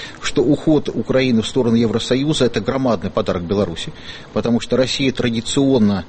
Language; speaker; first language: Russian; native; Russian